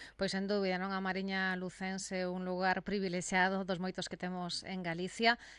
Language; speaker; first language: Galician; native; Galician